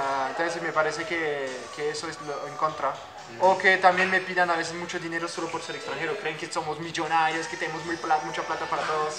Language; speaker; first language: Spanish; non-native, fluent; French